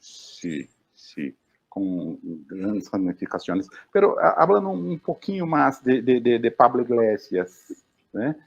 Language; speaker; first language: Spanish; non-native, learner; Portuguese